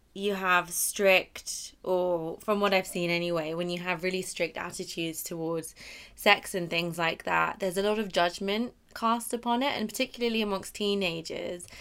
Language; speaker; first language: English; native; English